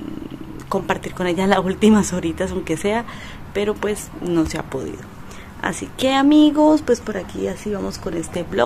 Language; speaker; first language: Spanish; native; Spanish